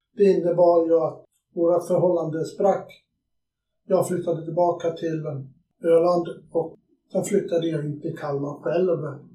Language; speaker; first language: Swedish; native; Swedish